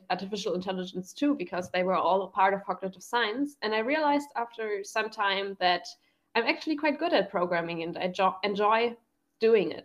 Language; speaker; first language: English; non-native, fluent; German